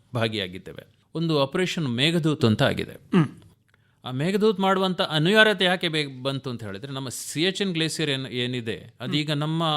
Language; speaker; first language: Kannada; non-native, local second language; Tulu